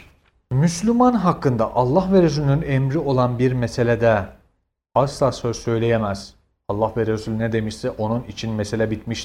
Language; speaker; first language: Turkish; native; Turkish